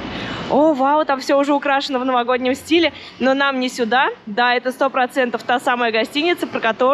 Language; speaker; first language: Russian; native; Russian